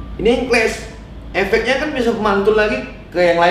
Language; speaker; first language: Indonesian; native; Indonesian